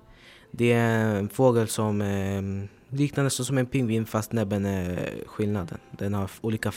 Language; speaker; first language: Swedish; early bilingual, other home language; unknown